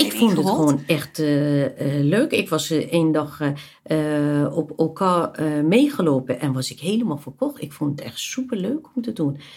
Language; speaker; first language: Dutch; non-native, fluent; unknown